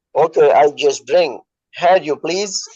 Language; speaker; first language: English; non-native, learner; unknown